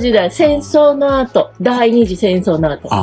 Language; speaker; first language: Japanese; native; Japanese